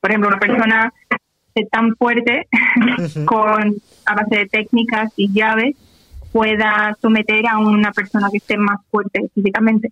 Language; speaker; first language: Spanish; non-native, fluent; Portuguese